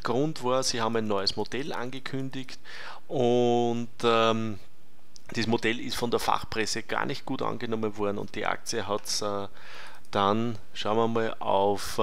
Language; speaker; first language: German; native; German